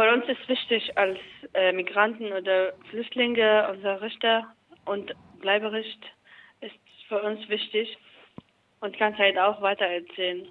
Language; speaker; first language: German; non-native, learner; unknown